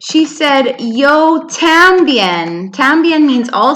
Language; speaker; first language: Spanish; non-native, fluent; English